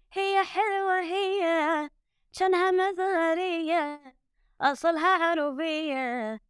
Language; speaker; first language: Arabic; early bilingual, other home language; French